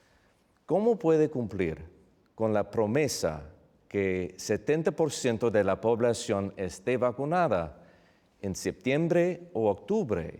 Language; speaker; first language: Spanish; non-native, fluent; English